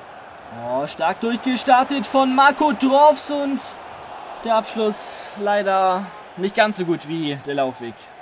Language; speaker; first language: German; native; German